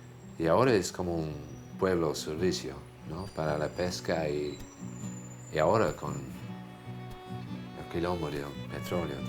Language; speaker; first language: Spanish; non-native, fluent; English